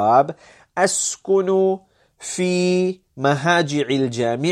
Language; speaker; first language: Arabic; non-native, fluent; English